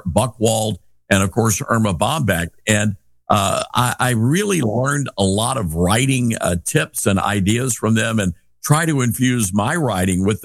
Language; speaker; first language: English; native; English